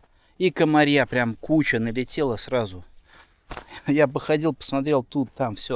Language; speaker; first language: Russian; native; Russian